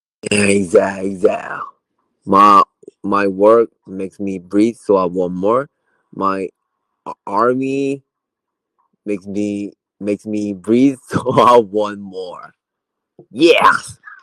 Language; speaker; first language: English; non-native, learner; Korean